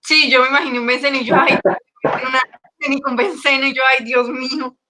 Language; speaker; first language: Spanish; native; Spanish